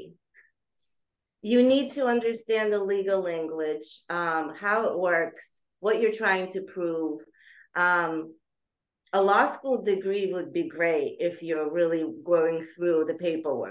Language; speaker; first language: English; early bilingual, other home language; Russian